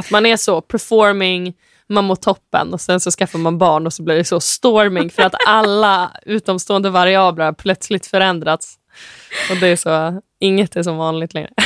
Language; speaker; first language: Swedish; native; Swedish